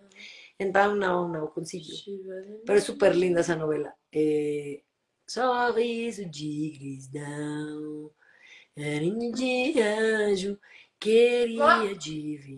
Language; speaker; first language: Portuguese; non-native, learner; Spanish